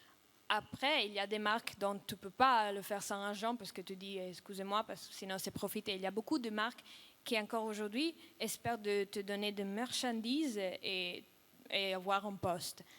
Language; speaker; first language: French; non-native, fluent; Russian